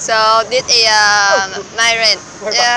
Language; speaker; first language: English; non-native, learner; Vietnamese